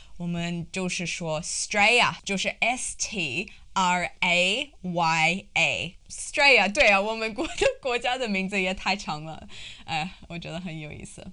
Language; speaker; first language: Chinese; non-native, fluent; English